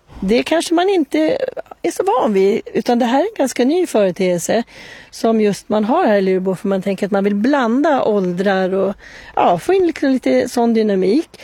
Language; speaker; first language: Swedish; native; Swedish